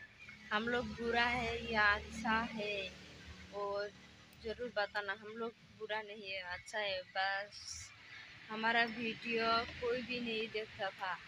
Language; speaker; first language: Hindi; non-native, local second language; Bangla